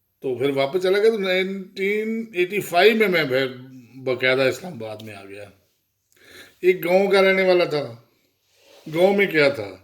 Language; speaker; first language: Urdu; non-native, local second language; Punjabi